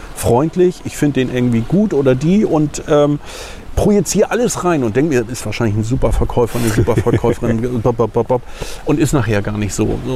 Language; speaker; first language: German; native; German